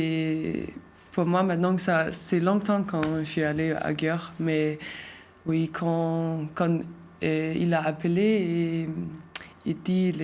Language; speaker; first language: French; non-native, learner; Danish